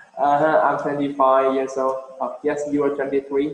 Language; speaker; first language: English; non-native, fluent; Vietnamese